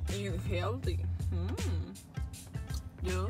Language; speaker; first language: English; non-native, learner; Spanish